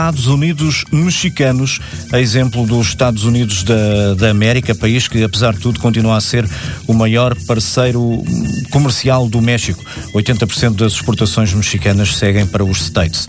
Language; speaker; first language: Portuguese; native; Portuguese